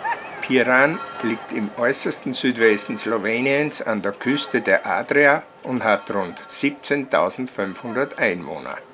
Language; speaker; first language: German; native; German